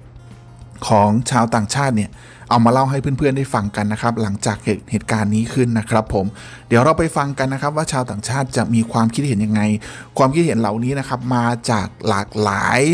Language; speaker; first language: Thai; native; Thai